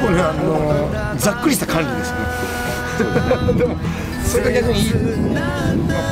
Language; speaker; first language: Japanese; native; Japanese